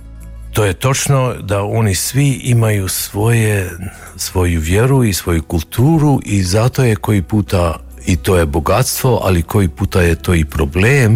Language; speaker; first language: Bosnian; early bilingual, heritage; Croatian